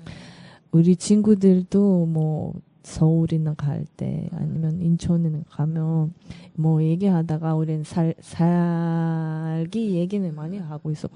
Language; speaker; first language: Korean; non-native, learner; Russian